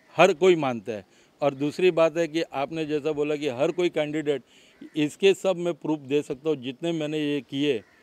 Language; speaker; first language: Hindi; non-native, local second language; Marathi